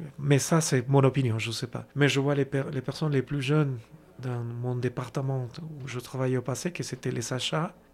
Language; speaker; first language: French; non-native, fluent; Spanish